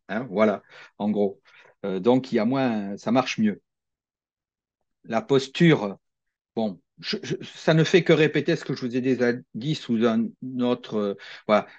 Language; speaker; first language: French; native; French